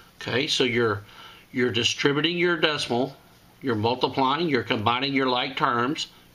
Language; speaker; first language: English; native; English